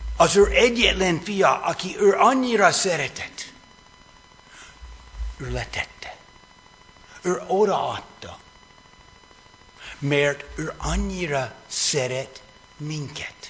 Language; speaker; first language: Hungarian; non-native, fluent; English